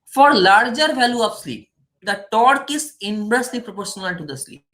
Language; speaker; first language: Hindi; non-native, local second language; Bangla